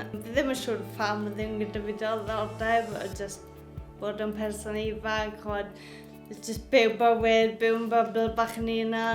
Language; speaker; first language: Welsh; native; Welsh